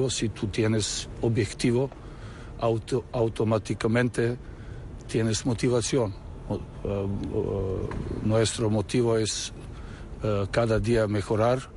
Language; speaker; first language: Spanish; non-native, learner; Serbian